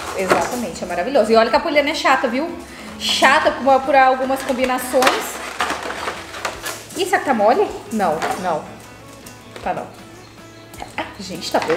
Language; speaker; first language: Portuguese; native; Portuguese